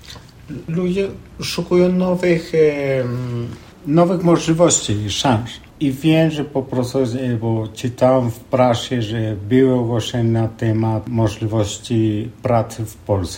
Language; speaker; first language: Polish; non-native, fluent; Spanish